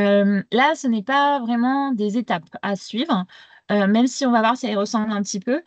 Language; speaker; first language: French; native; French